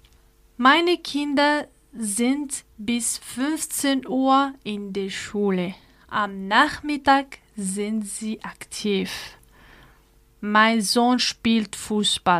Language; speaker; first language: German; non-native, learner; Arabic